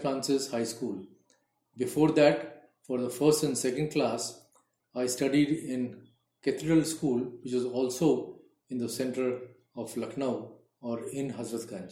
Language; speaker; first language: English; non-native, local second language; Hindi